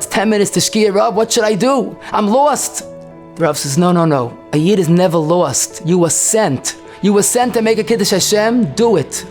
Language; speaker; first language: English; native; English